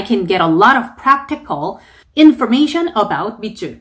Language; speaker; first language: English; non-native, fluent; Korean